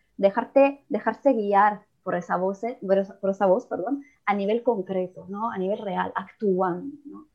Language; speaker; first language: Spanish; non-native, fluent; Italian